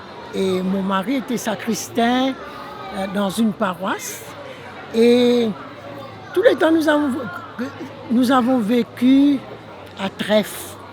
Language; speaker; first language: French; non-native, local second language; Morisyen